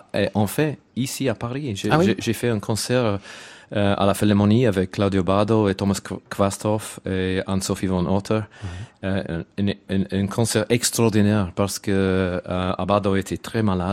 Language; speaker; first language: French; non-native, learner; English